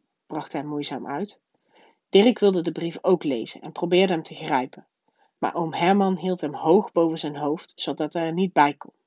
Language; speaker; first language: Dutch; native; Dutch